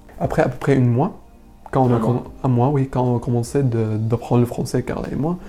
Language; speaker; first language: French; non-native, learner; Arabic